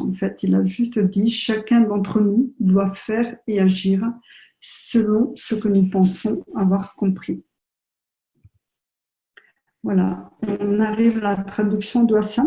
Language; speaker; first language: French; native; French